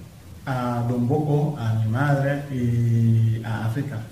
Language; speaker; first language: Spanish; non-native, learner; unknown